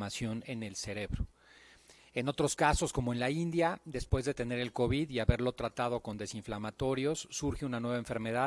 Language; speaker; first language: Spanish; native; Spanish